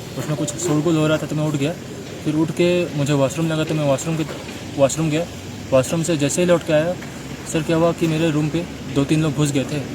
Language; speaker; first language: Hindi; non-native, local second language; Assamese